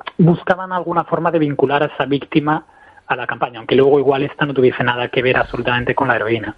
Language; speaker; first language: Spanish; native; Spanish